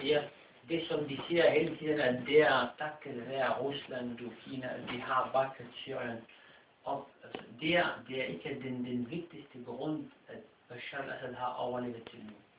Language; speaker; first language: Danish; non-native, fluent; Arabic